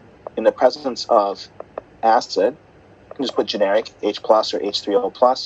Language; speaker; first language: English; native; English